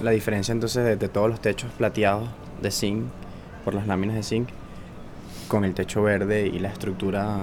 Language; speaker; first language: Spanish; native; Spanish